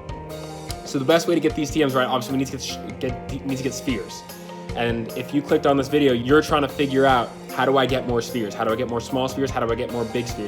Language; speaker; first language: English; native; English